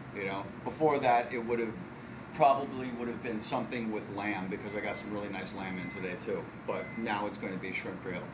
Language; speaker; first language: English; native; English